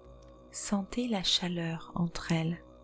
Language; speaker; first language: French; native; French